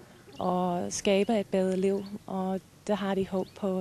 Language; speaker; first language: Danish; non-native, fluent; English